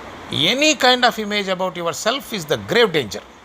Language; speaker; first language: English; non-native, local second language; Telugu